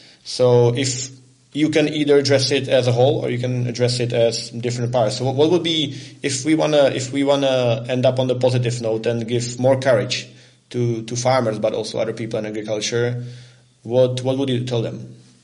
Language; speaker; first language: English; non-native, fluent; Czech